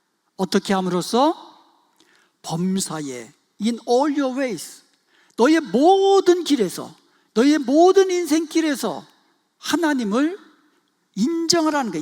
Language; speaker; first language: Korean; native; Korean